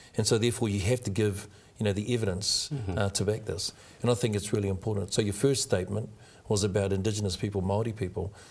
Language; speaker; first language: English; native; English